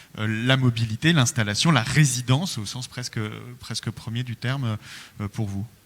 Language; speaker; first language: French; native; French